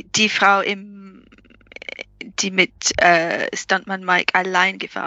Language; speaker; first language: German; non-native, fluent; English